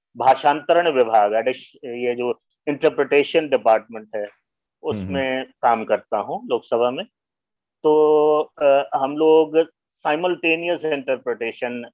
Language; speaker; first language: Hindi; native; Hindi